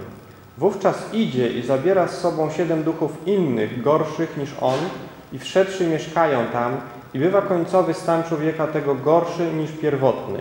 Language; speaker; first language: Polish; non-native, learner; Portuguese